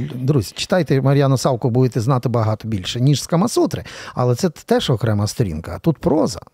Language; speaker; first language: Ukrainian; native; Ukrainian